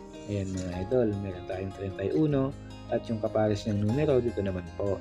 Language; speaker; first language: Filipino; native; Filipino